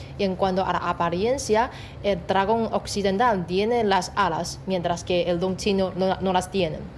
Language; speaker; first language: Spanish; non-native, fluent; Chinese